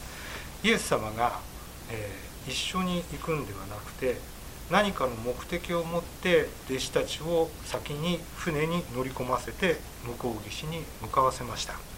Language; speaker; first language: Japanese; native; Japanese